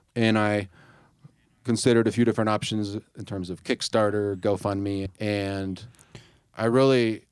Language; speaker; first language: English; native; English